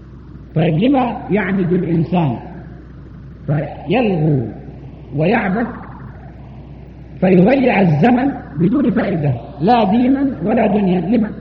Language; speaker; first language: Arabic; native; Arabic